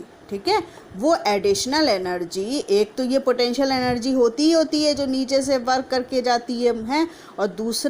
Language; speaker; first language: Hindi; native; Hindi